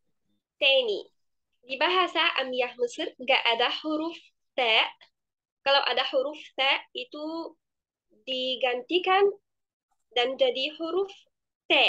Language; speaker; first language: Indonesian; non-native, fluent; Arabic